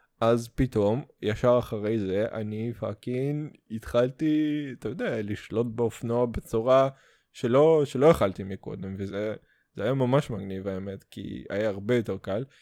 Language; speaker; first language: Hebrew; non-native, fluent; Russian